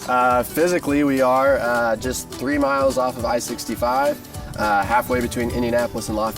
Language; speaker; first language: English; native; English